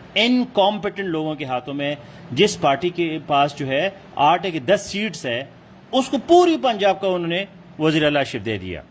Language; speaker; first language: Urdu; non-native, local second language; Pashto